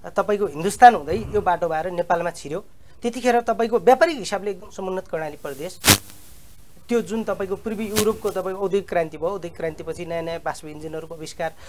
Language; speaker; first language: Nepali; native; Nepali